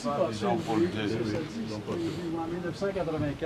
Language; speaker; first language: French; native; French